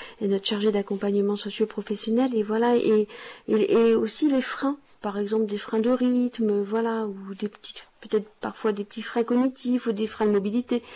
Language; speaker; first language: French; native; French